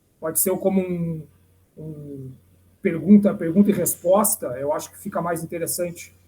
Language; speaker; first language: Portuguese; native; Portuguese